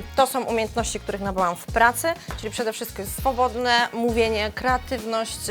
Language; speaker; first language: Polish; native; Polish